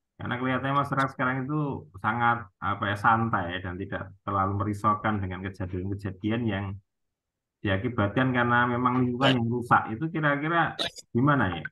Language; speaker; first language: Indonesian; native; Indonesian